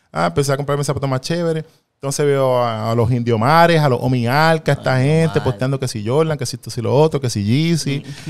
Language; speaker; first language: Spanish; native; Spanish